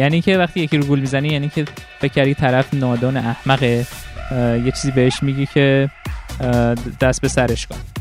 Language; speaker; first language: Persian; native; Persian